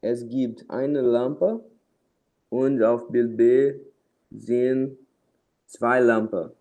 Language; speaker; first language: German; non-native, learner; Portuguese